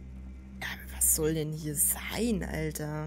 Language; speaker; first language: German; native; German